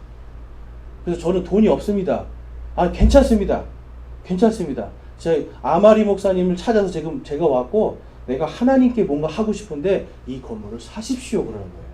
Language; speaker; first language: Korean; native; Korean